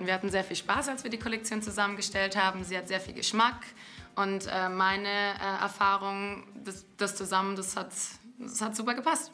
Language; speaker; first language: German; native; German